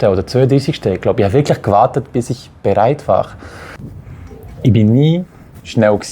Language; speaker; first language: German; non-native, local second language; French